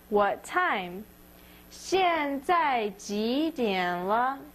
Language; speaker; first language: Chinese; non-native, fluent; English